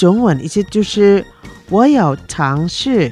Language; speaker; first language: Chinese; non-native, local second language; Indonesian